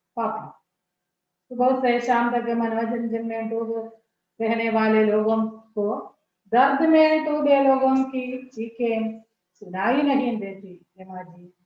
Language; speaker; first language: Hindi; non-native, local second language; Malayalam